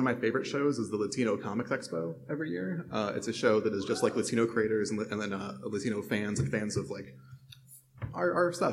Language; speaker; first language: English; native; English